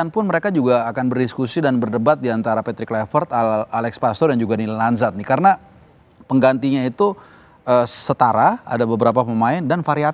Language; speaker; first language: Indonesian; native; Indonesian